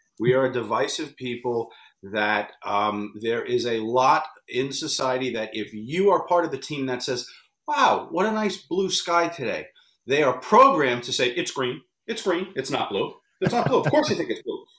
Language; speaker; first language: English; native; English